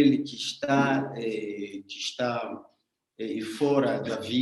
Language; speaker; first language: Portuguese; non-native, learner; Swahili